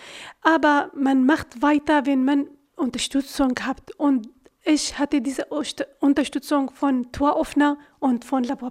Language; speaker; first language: German; non-native, learner; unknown